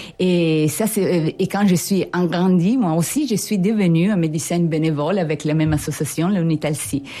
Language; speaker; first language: French; non-native, fluent; Italian